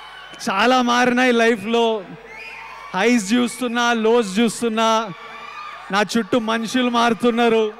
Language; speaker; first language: Telugu; native; Telugu